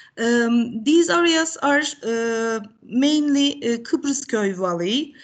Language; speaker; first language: English; non-native, fluent; Turkish